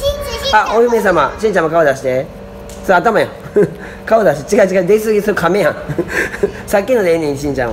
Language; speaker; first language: Japanese; native; Japanese